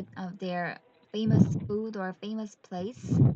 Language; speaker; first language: English; non-native, learner; Korean